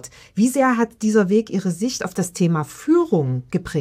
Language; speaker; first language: German; native; German